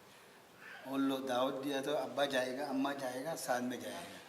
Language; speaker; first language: Hindi; non-native, learner; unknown